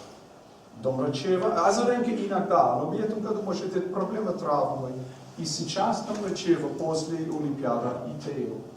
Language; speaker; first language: Russian; non-native, learner; English